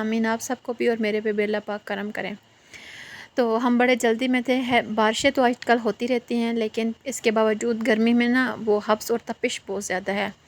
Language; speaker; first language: Urdu; non-native, local second language; Northern Hindko